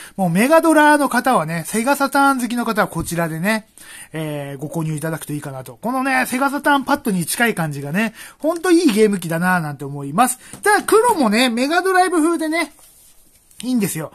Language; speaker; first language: Japanese; native; Japanese